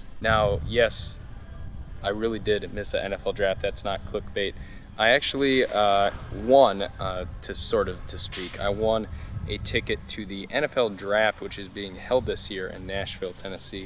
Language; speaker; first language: English; native; English